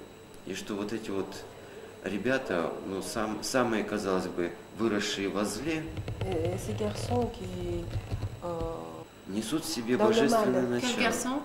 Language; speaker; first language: Russian; native; Russian